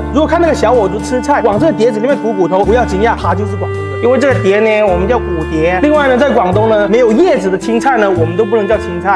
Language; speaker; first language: Chinese; non-native, local second language; Cantonese